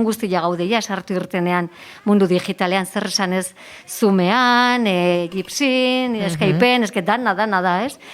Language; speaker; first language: Basque; non-native, local second language; Spanish